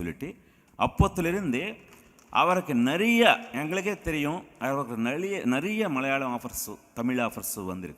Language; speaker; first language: Tamil; non-native, local second language; Telugu